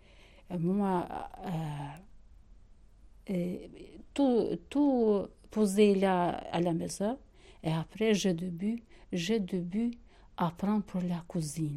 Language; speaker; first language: French; non-native, learner; Albanian